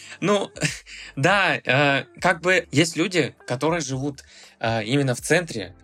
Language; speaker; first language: Russian; native; Russian